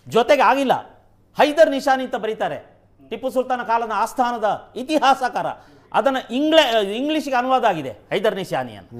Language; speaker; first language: Kannada; non-native, local second language; Kodava